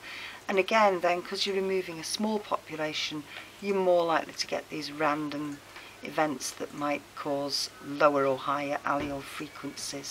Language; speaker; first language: English; native; English